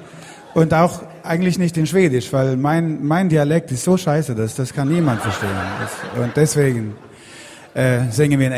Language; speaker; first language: German; non-native, learner; Swedish